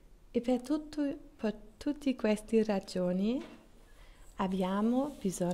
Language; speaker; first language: Italian; non-native, learner; German